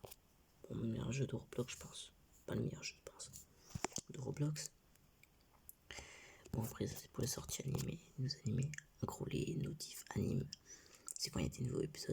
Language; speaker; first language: French; native; French